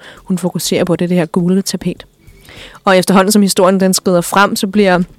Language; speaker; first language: Danish; native; Danish